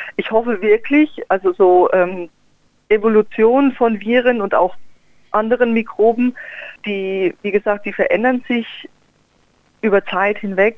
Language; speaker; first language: German; native; German